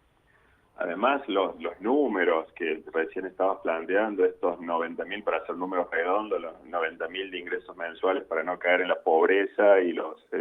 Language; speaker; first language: Spanish; native; Spanish